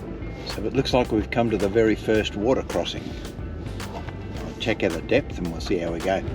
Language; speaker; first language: English; native; English